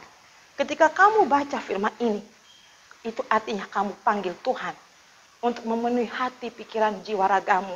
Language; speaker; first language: Indonesian; native; Indonesian